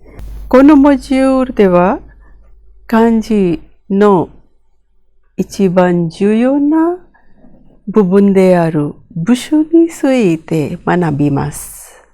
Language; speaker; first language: Japanese; non-native, fluent; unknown